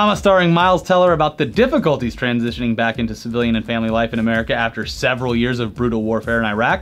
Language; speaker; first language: English; native; English